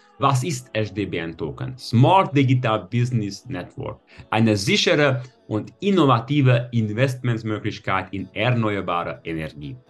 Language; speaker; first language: German; non-native, fluent; Hungarian